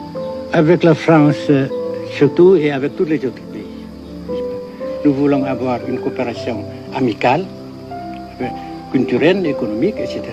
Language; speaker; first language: French; non-native, local second language; Vietnamese